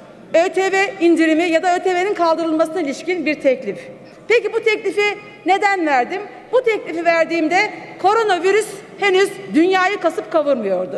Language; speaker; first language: Turkish; native; Turkish